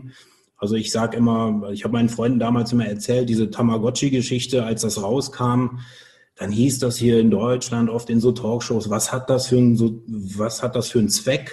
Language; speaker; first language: German; native; German